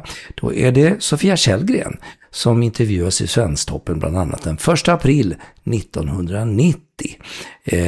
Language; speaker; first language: Swedish; native; Swedish